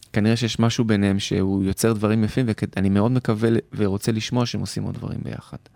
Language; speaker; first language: Hebrew; native; Hebrew